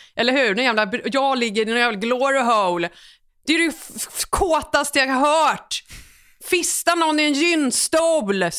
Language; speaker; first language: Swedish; native; Swedish